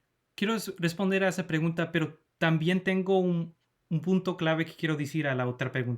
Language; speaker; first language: Spanish; non-native, fluent; English